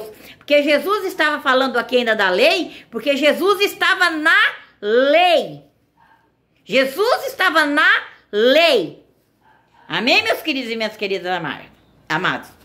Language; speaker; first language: Portuguese; native; Portuguese